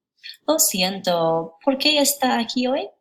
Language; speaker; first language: Spanish; non-native, learner; English